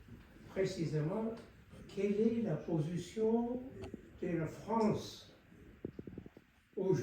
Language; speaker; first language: French; non-native, local second language; Comorian